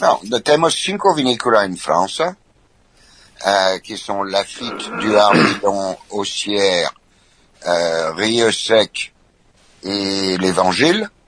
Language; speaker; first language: Portuguese; non-native, fluent; French